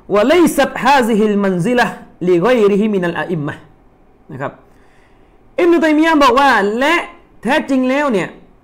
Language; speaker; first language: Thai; native; Thai